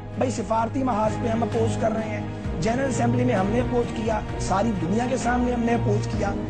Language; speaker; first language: Urdu; non-native, local second language; Punjabi